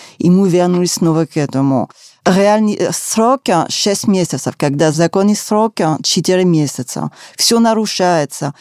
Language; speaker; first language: Russian; non-native, fluent; French